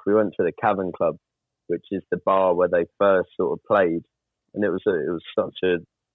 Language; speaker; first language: English; native; English